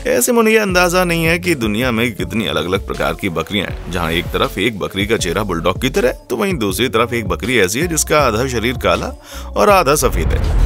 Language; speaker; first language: Hindi; native; Hindi